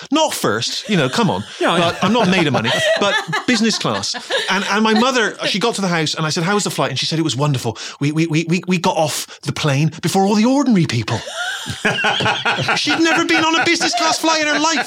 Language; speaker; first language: English; native; English